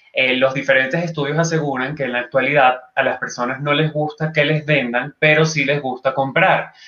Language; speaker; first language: Spanish; native; Spanish